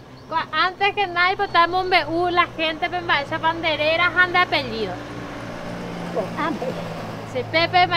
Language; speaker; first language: Spanish; native; Spanish